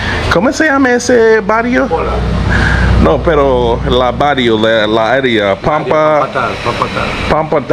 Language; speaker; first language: Spanish; non-native, learner; English